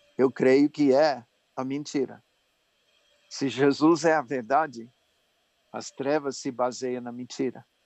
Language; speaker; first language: Portuguese; non-native, fluent; English